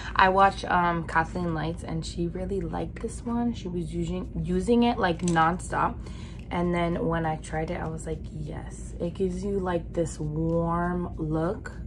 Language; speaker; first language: English; native; English